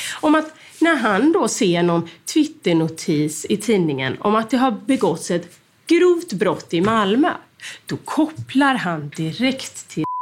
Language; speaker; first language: Swedish; native; Swedish